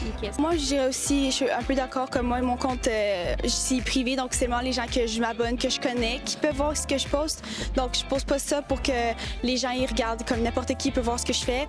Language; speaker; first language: French; native; French